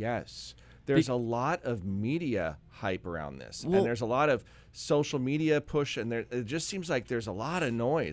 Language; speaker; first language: English; native; English